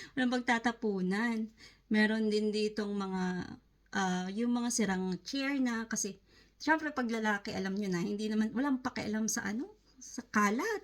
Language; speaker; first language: Filipino; native; Filipino